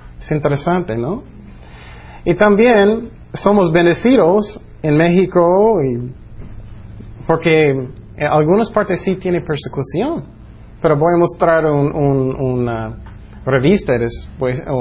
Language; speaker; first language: Spanish; non-native, fluent; English